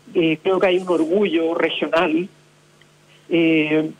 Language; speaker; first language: Spanish; native; Spanish